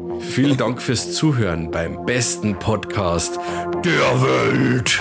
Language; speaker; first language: German; native; German